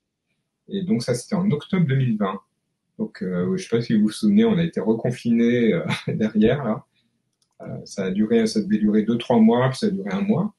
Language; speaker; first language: French; native; French